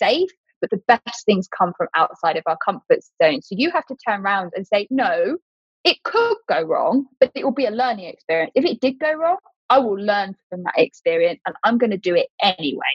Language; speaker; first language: English; native; English